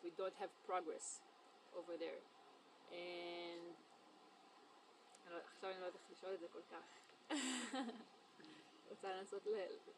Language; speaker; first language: English; non-native, fluent; Hebrew